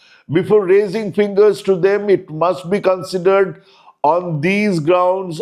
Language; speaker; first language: English; non-native, local second language; Bangla